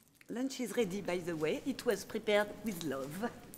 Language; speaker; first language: English; non-native, fluent; French